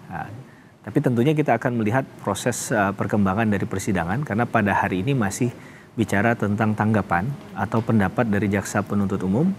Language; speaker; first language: Indonesian; native; Indonesian